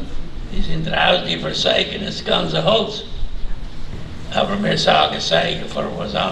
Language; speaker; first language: German; early bilingual, heritage; German